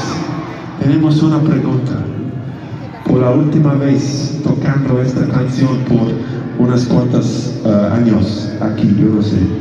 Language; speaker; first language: Spanish; non-native, learner; English